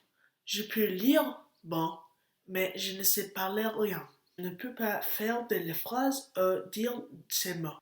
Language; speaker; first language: French; non-native, learner; English